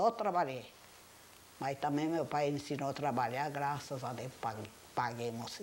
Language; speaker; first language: Portuguese; early bilingual, other home language; Japanese